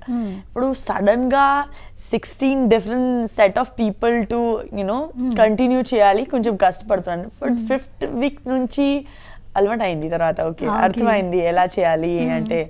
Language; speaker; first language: Telugu; non-native, learner; Gujarati